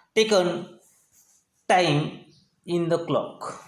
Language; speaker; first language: English; non-native, local second language; Marathi